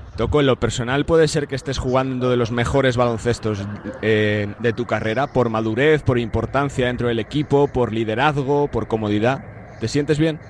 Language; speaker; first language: Spanish; native; Spanish